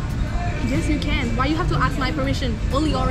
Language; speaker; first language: English; non-native, learner; Thai